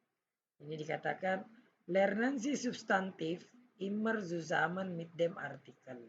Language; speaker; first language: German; non-native, fluent; Indonesian